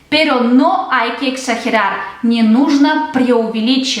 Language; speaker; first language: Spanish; non-native, fluent; Russian